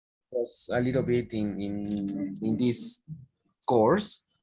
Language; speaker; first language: English; non-native, fluent; Spanish